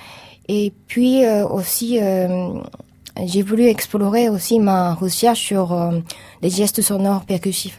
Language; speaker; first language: French; non-native, fluent; Japanese